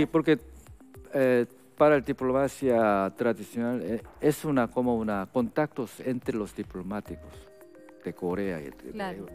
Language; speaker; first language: Spanish; non-native, fluent; Korean